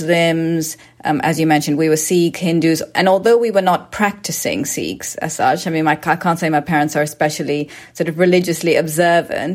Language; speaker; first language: English; native; English